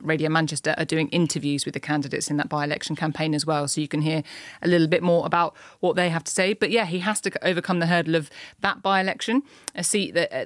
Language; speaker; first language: English; native; English